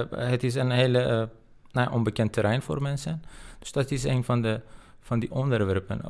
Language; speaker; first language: Dutch; non-native, fluent; Persian